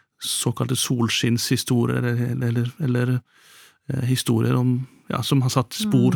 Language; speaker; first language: Norwegian; native; Norwegian